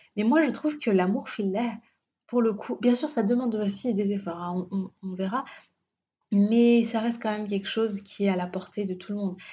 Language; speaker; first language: French; early bilingual, other home language; Arabic